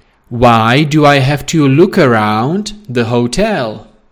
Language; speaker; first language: English; non-native, fluent; Czech